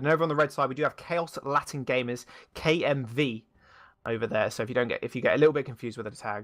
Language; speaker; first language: English; native; English